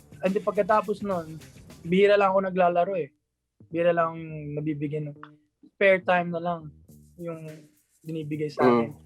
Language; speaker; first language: Filipino; non-native, local second language; Surigaonon